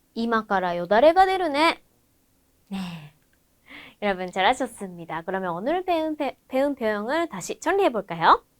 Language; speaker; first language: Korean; non-native, fluent; Japanese